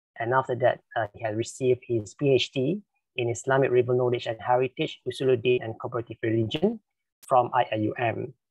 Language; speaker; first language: English; non-native, local second language; Malay